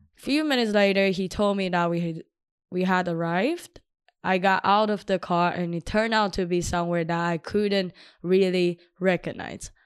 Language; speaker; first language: English; non-native, fluent; Chinese